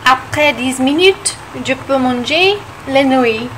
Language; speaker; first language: French; non-native, learner; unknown